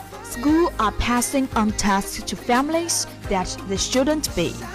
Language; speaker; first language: English; non-native, fluent; Chinese